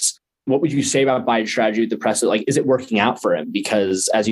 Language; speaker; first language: English; native; English